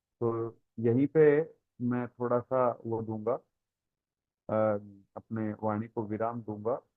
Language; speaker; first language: Hindi; non-native, local second language; Tamil